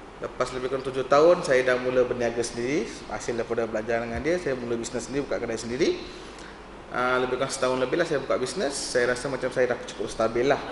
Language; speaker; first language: Malay; non-native, local second language; Tamil